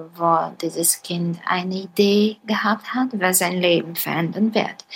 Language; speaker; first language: German; non-native, fluent; Bulgarian